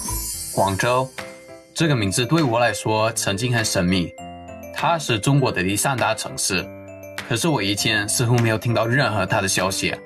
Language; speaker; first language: Chinese; non-native, fluent; English